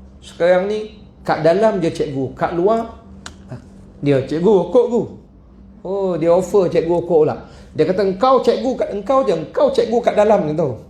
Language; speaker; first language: Malay; native; Malay